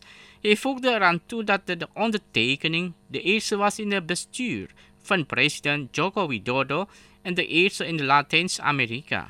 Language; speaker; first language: Dutch; non-native, fluent; Indonesian